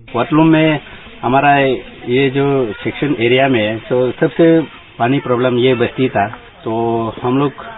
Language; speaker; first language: Hindi; non-native, local second language; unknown